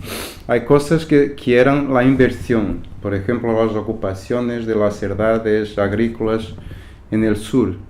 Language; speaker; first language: Spanish; non-native, fluent; Portuguese